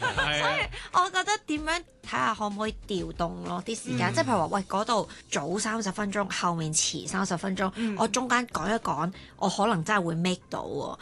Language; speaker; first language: Cantonese; native; Cantonese